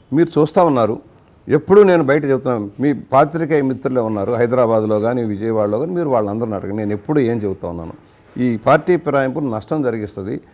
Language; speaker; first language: Telugu; native; Telugu